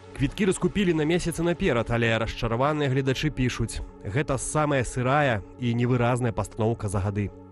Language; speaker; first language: Belarusian; native; Belarusian